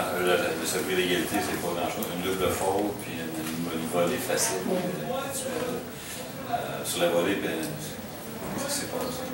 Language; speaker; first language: French; native; French